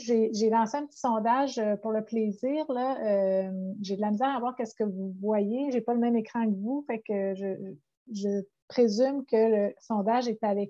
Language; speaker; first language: French; native; French